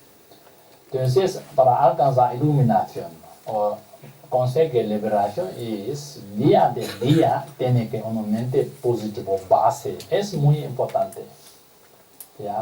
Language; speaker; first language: Spanish; non-native, learner; Tibetan